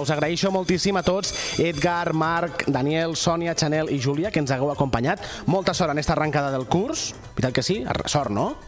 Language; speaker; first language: Catalan; native; Catalan